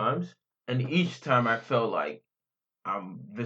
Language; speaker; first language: English; non-native, local second language; Akan